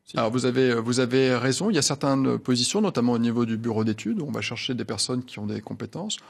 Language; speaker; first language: French; native; French